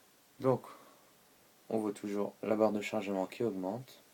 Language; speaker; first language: French; native; French